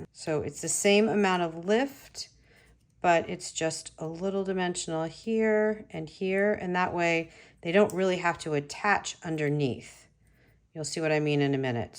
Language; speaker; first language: English; native; English